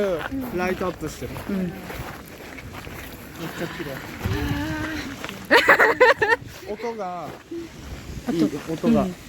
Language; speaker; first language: Japanese; non-native, fluent; Mizo